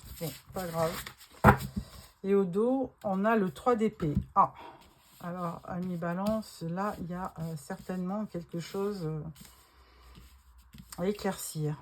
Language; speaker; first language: French; native; French